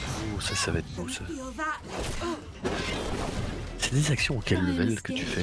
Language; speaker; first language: French; native; French